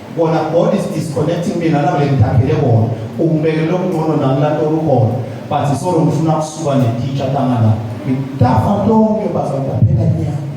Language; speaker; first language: Zulu; non-native, local second language; Swati